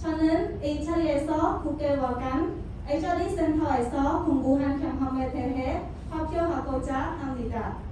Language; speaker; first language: Korean; non-native, learner; Khmer